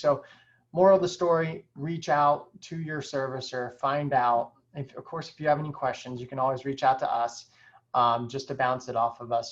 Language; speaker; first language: English; native; English